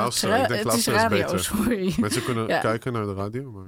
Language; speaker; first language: Dutch; non-native, fluent; Hebrew